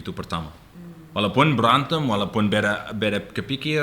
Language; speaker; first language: Indonesian; non-native, learner; English